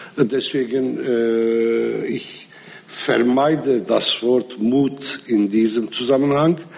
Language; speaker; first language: German; non-native, fluent; Arabic